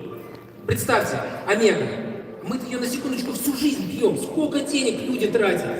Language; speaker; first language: Russian; native; Russian